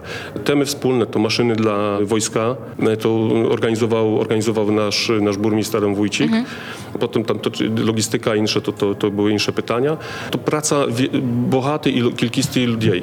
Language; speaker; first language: Polish; non-native, learner; Ukrainian